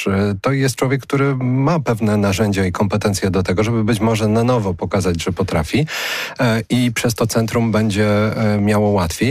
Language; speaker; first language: Polish; native; Polish